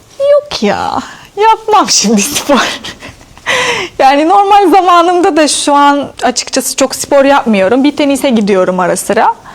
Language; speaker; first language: Turkish; non-native, fluent; Arabic